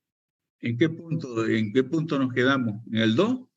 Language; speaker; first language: Spanish; native; Spanish